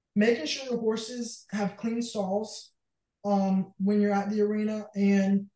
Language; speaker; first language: English; native; English